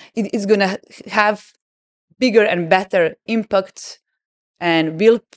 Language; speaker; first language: English; non-native, fluent; Serbian